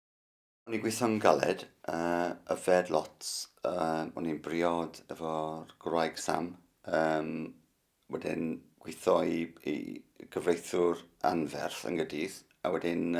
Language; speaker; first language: Welsh; non-native, learner; English